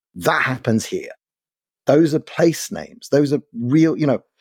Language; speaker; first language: English; native; English